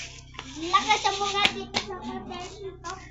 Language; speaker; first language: Filipino; native; Filipino